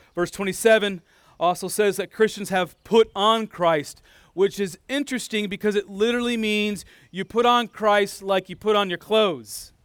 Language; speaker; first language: English; native; English